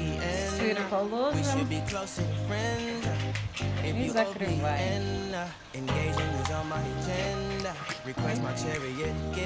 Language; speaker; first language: Russian; non-native, learner; Tajik